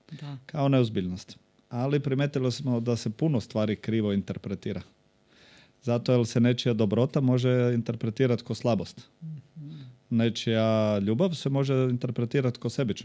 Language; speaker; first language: Croatian; native; Croatian